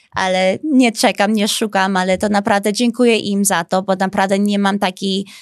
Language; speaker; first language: Polish; early bilingual, heritage; Polish